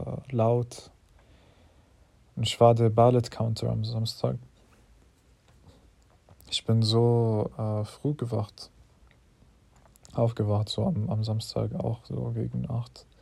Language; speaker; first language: German; non-native, fluent; English